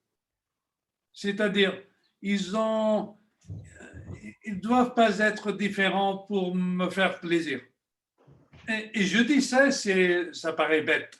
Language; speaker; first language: French; non-native, fluent; Spanish